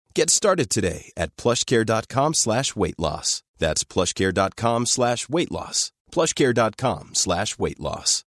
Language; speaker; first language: English; native; English